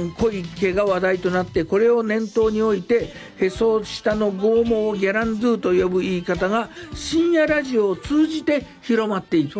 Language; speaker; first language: Japanese; native; Japanese